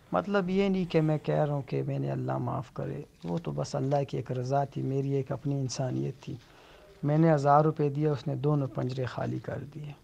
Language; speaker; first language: Urdu; native; Urdu